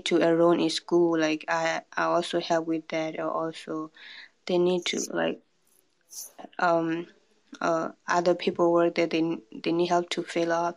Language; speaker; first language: English; non-native, fluent; Burmese